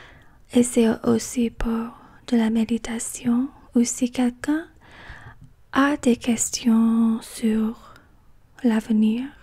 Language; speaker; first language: French; non-native, learner; English